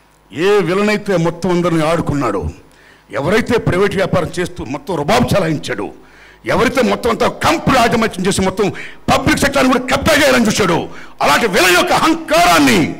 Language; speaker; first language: Telugu; native; Telugu